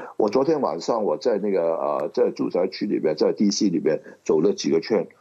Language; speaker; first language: Chinese; non-native, local second language; Cantonese